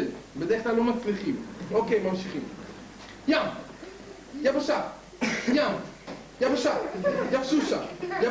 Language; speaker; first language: Hebrew; native; Hebrew